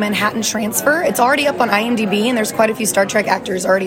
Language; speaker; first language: English; native; English